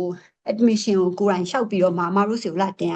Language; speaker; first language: Burmese; native; Burmese